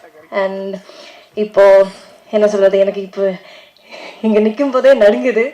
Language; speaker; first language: Tamil; non-native, learner; Malayalam